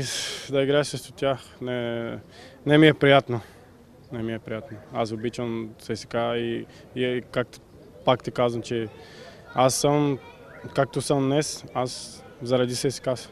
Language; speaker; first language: Bulgarian; non-native, learner; Portuguese